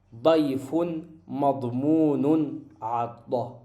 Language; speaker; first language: Arabic; non-native, fluent; French